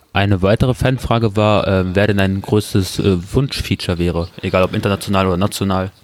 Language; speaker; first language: German; early bilingual, other home language; Turkish